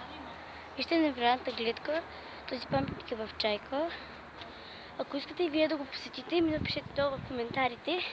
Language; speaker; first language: Bulgarian; native; Bulgarian